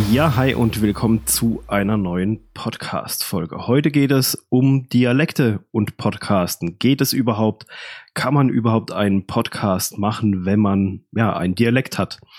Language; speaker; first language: German; native; German